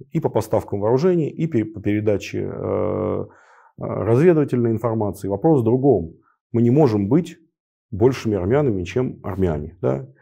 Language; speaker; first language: Russian; native; Russian